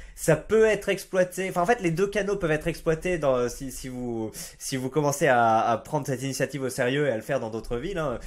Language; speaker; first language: French; native; French